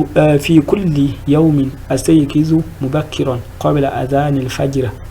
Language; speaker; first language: Arabic; non-native, fluent; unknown